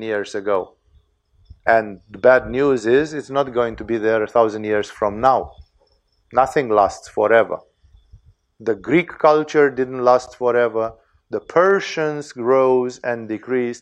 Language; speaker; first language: English; non-native, fluent; Romanian